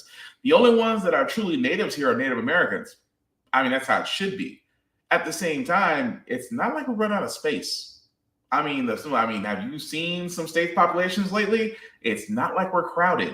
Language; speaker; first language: English; native; English